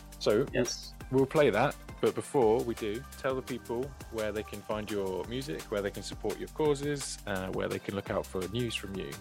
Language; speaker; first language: English; native; English